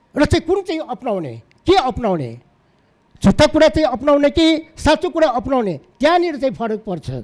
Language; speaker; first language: Nepali; non-native, local second language; Newari